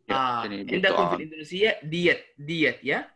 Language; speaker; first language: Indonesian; non-native, learner; Arabic